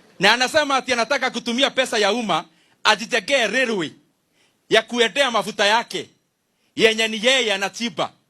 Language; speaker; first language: Swahili; non-native, local second language; Kikuyu